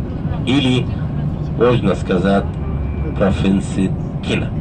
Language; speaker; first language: Russian; non-native, fluent; Arabic